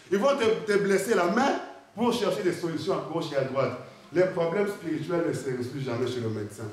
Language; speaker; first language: French; non-native, local second language; Lingala